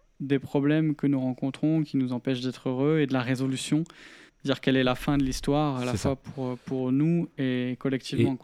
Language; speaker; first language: French; native; French